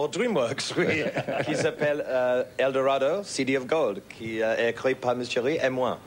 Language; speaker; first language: French; non-native, learner; English